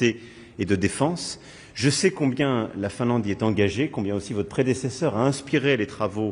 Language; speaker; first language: French; native; French